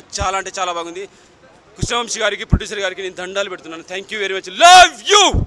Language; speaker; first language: Telugu; native; Telugu